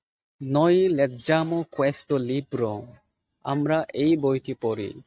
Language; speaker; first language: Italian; non-native, fluent; Bangla